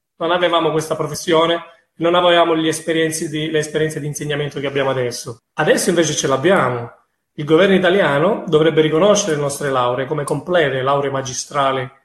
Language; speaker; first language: Italian; native; Italian